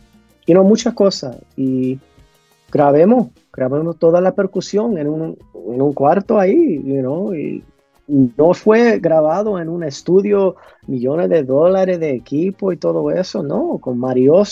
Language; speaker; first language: Spanish; early bilingual, heritage; English